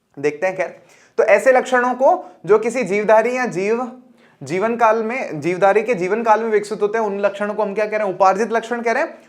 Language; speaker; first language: Hindi; native; Hindi